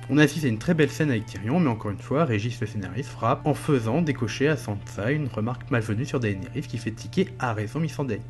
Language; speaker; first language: French; native; French